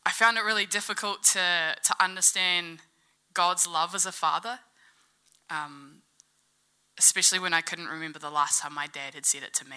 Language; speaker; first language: English; native; English